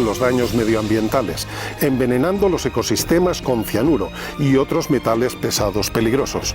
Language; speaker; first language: Spanish; native; Spanish